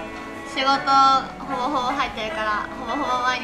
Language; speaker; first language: Japanese; native; Japanese